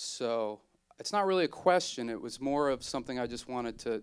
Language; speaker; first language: English; native; English